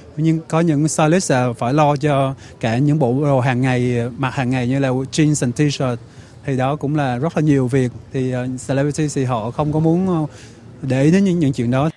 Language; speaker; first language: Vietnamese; early bilingual, heritage; Vietnamese